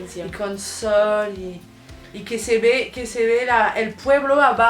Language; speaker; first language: Spanish; non-native, fluent; French